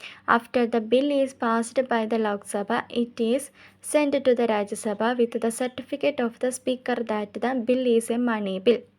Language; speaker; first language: English; non-native, local second language; Malayalam